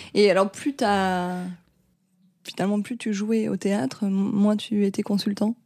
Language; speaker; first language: French; native; French